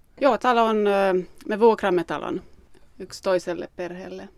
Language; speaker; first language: Finnish; non-native, local second language; Swedish